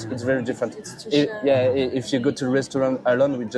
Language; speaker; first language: English; non-native, fluent; French